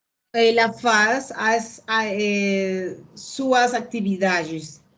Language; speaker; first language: Portuguese; non-native, learner; Spanish